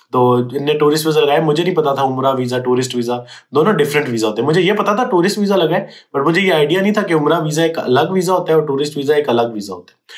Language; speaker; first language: Urdu; native; Urdu